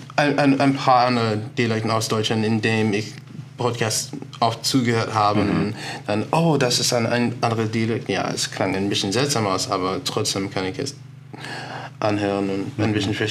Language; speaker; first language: German; non-native, learner; English